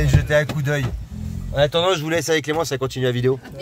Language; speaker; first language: French; native; French